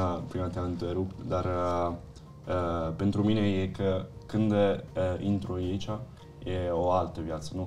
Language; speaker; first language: Romanian; early bilingual, heritage; Italian